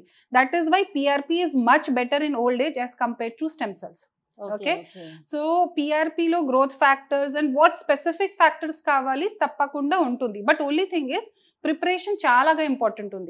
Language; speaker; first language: Telugu; non-native, fluent; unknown